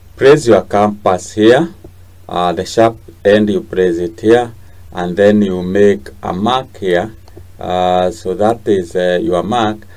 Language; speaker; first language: English; non-native, local second language; Swahili